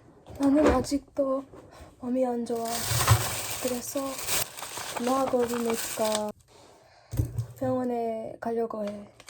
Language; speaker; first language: Korean; non-native, learner; English